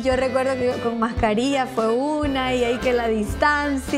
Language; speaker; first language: Spanish; native; Spanish